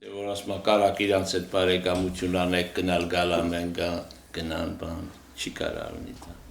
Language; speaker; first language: Armenian; native; Armenian